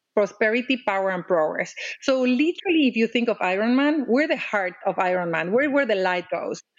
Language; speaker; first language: English; non-native, fluent; Spanish